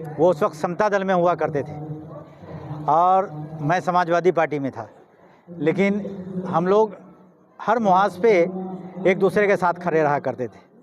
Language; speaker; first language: Hindi; native; Hindi